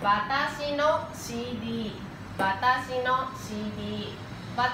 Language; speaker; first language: Japanese; non-native, fluent; Thai